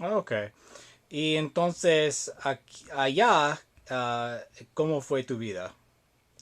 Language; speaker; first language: Spanish; non-native, fluent; English